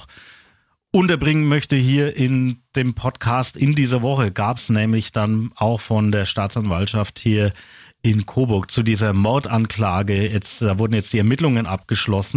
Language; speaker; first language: German; native; German